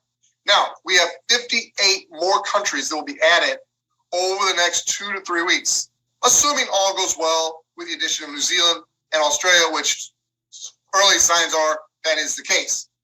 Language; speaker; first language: English; native; English